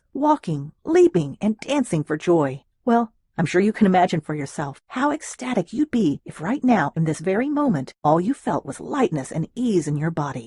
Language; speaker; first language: English; native; English